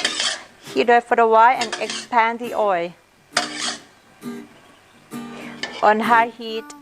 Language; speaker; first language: English; non-native, fluent; Thai